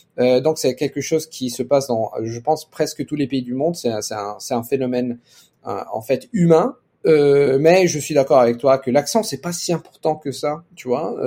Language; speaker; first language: French; non-native, fluent; Italian